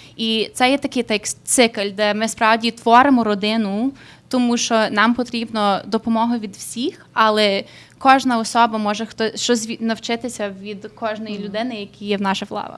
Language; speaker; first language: Ukrainian; early bilingual, heritage; Ukrainian